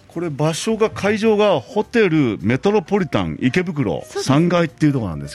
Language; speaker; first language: Japanese; native; Japanese